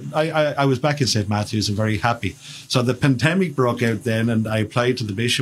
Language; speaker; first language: English; native; English